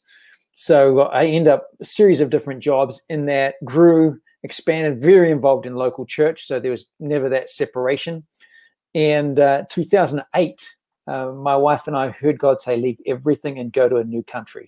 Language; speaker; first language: English; native; English